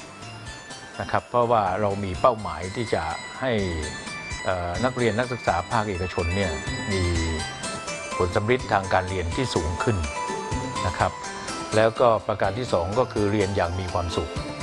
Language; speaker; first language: Thai; native; Thai